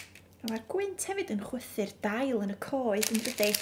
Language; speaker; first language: Welsh; native; Welsh